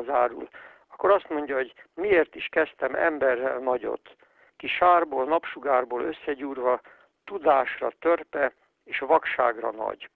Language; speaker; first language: Hungarian; native; Hungarian